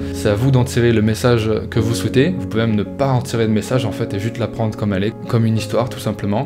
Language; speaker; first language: French; native; French